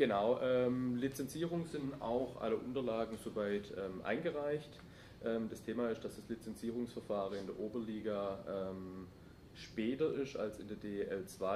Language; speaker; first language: German; native; German